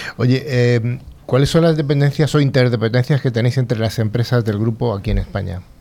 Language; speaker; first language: Spanish; native; Spanish